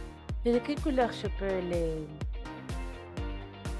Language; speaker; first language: French; non-native, fluent; Spanish